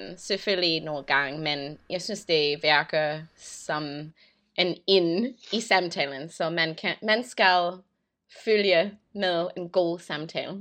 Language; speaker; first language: Danish; non-native, learner; English